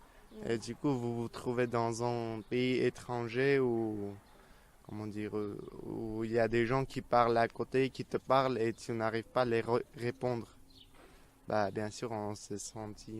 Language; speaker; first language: French; non-native, fluent; Armenian